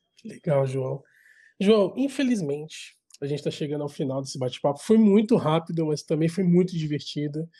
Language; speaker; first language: Portuguese; native; Portuguese